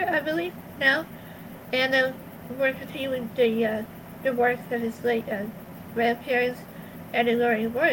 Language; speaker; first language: English; native; English